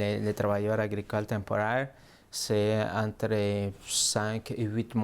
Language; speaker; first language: French; native; French